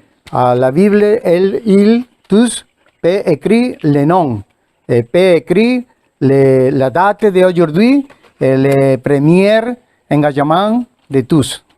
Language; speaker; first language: French; non-native, learner; Spanish